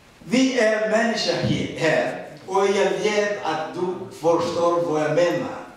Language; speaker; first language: Swedish; non-native, fluent; Rundi